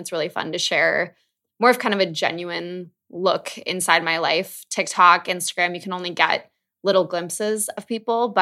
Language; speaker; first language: English; native; English